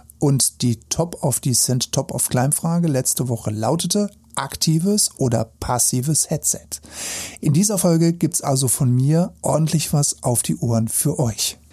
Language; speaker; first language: German; native; German